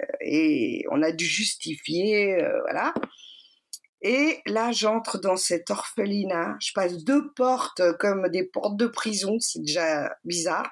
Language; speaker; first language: French; native; French